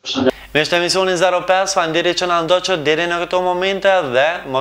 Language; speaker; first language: Albanian; native; Albanian